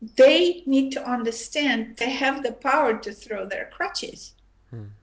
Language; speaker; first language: English; non-native, fluent; Armenian